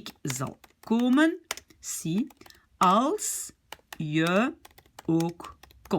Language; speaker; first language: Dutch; non-native, local second language; French